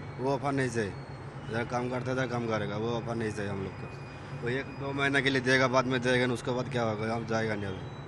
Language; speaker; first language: Hindi; non-native, local second language; Bangla